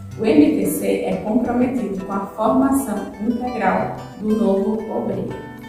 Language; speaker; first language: Portuguese; native; Portuguese